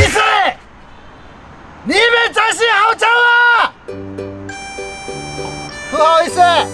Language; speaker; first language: Chinese; non-native, fluent; Japanese